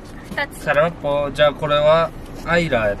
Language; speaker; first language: Japanese; early bilingual, other home language; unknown